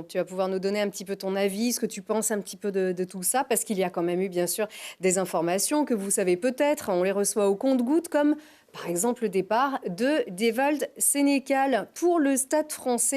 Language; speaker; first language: French; native; French